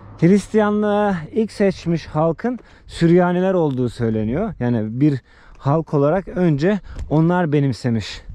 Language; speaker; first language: Turkish; native; Turkish